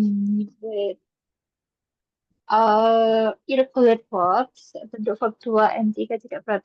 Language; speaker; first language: English; non-native, learner; Indonesian